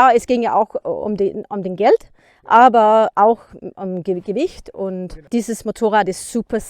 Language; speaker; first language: German; non-native, learner; Danish